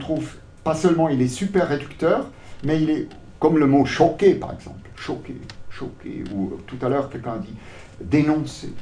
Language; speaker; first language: French; non-native, local second language; German